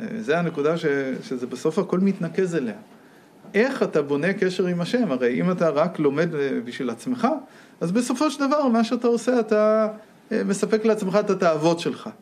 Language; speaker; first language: Hebrew; non-native, fluent; English